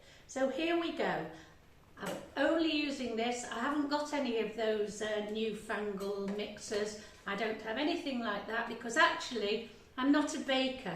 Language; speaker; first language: English; native; English